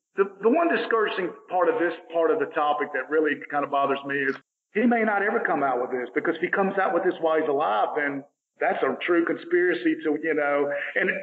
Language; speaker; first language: English; native; English